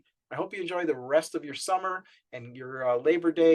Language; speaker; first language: English; native; English